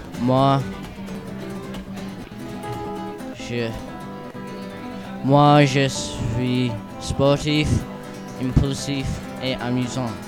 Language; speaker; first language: French; non-native, learner; English